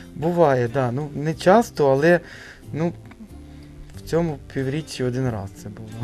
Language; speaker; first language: Ukrainian; native; Ukrainian